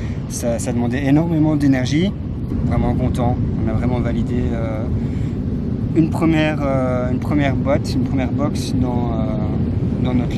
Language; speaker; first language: French; native; French